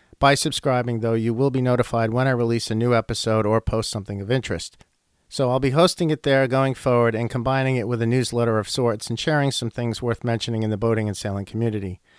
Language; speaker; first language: English; native; English